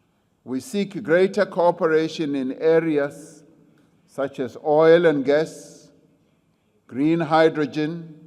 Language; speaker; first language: English; non-native, local second language; Venda